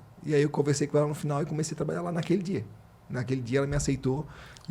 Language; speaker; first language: Portuguese; native; Portuguese